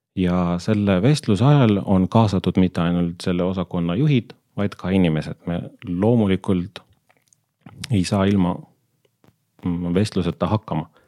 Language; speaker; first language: Estonian; non-native, local second language; Russian